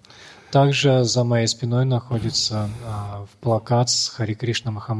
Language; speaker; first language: Russian; native; Russian